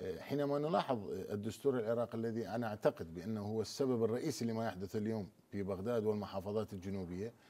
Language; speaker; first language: Arabic; non-native, local second language; Turkmen